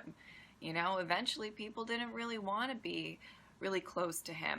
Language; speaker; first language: English; native; English